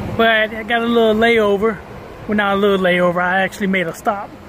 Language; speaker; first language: English; native; English